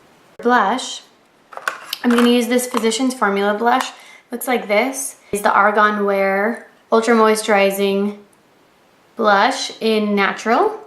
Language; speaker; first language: English; native; English